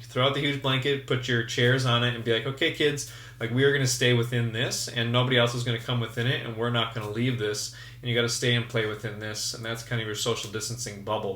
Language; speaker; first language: English; native; English